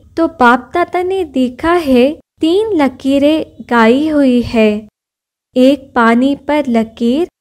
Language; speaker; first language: Hindi; non-native, local second language; Kannada